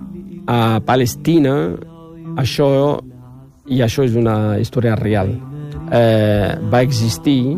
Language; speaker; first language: Catalan; non-native, fluent; Riffian